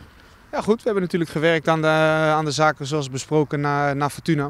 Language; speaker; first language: Dutch; native; Dutch